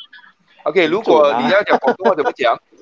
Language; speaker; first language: Chinese; native; Chinese